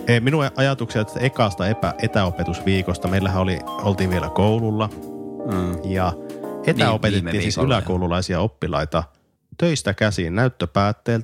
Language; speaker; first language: Finnish; native; Finnish